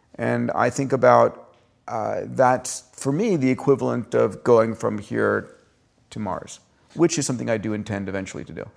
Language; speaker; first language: English; early bilingual, other home language; Greek